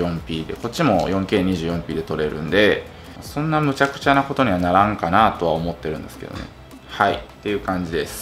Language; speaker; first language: Japanese; native; Japanese